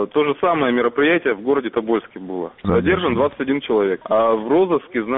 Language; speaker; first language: Russian; native; Russian